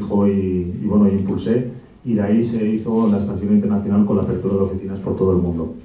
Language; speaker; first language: Spanish; native; Spanish